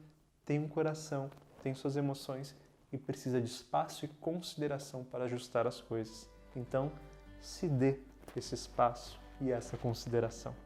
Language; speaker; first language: Portuguese; native; Portuguese